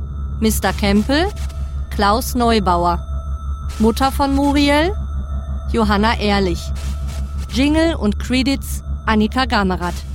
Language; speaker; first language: German; native; German